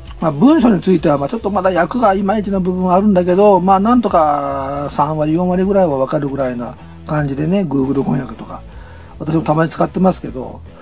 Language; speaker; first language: Japanese; native; Japanese